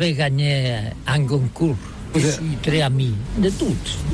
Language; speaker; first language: French; non-native, learner; Catalan